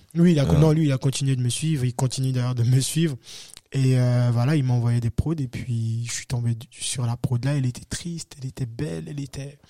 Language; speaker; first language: French; native; French